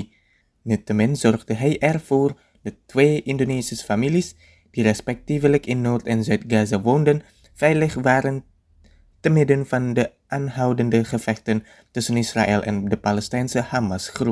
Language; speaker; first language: Dutch; non-native, fluent; Indonesian